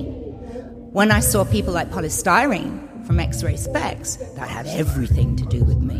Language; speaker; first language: English; native; English